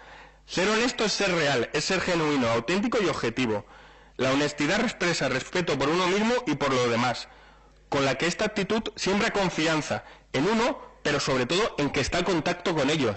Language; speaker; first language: Spanish; native; Spanish